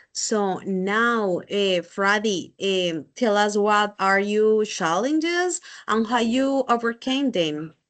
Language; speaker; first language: English; non-native, learner; Spanish